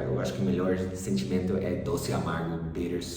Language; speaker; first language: Portuguese; early bilingual, other home language; English